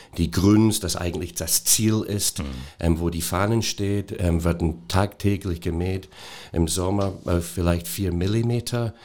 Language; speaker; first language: German; non-native, fluent; English